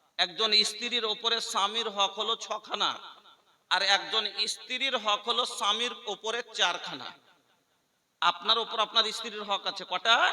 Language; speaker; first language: Bangla; non-native, local second language; Bhojpuri